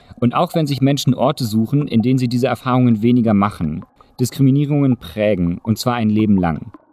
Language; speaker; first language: German; native; German